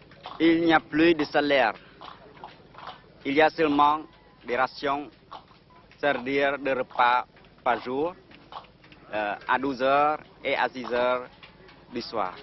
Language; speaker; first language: French; non-native, local second language; Khmer